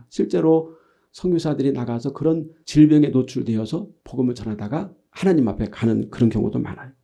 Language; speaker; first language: Korean; native; Korean